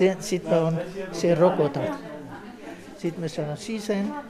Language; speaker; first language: Finnish; non-native, learner; Danish